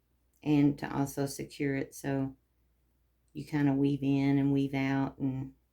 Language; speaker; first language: English; native; English